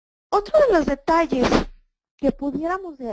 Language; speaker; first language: Spanish; native; Spanish